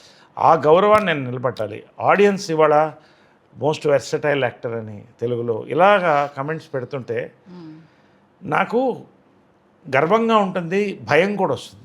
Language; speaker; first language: Telugu; native; Telugu